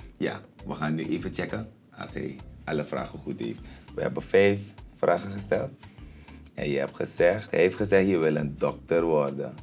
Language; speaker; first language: Dutch; native; Dutch